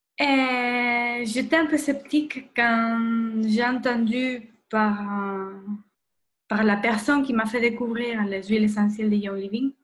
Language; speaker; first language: French; non-native, fluent; Spanish